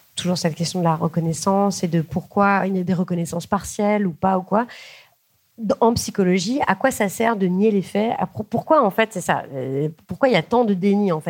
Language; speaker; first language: French; native; French